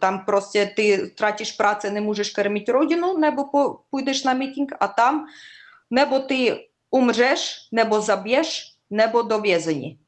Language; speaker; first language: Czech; non-native, learner; Russian